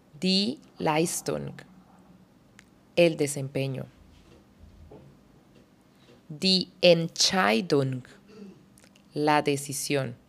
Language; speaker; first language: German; non-native, fluent; Spanish